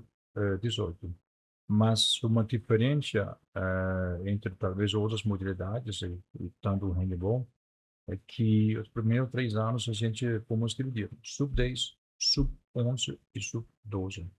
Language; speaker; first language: Portuguese; non-native, fluent; Danish